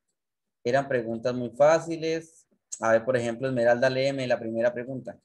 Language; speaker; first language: Spanish; native; Spanish